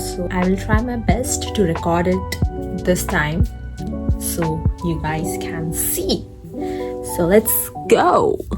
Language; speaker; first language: English; non-native, local second language; Hindi